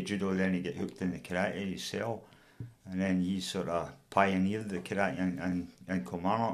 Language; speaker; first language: English; native; English